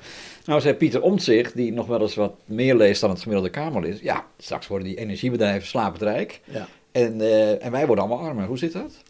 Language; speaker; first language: Dutch; native; Dutch